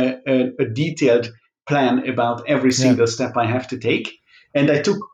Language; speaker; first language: English; non-native, fluent; Hungarian